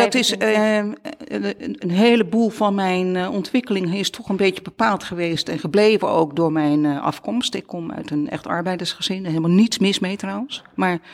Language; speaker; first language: Dutch; non-native, fluent; Persian